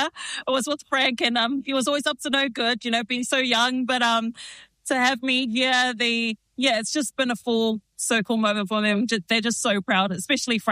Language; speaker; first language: English; native; English